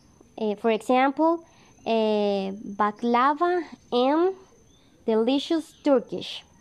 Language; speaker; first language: English; non-native, learner; Spanish